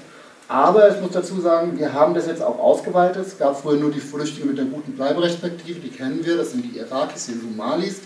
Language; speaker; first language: German; native; German